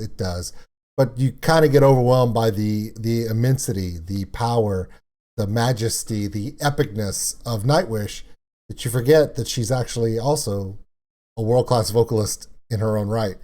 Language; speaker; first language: English; native; English